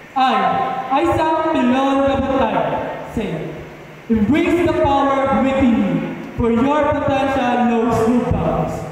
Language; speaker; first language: English; non-native, local second language; Filipino